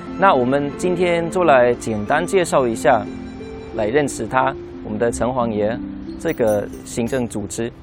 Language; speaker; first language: Chinese; non-native, fluent; German